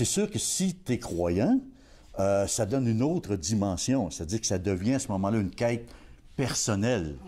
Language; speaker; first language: French; native; French